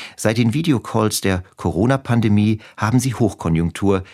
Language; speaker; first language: German; native; German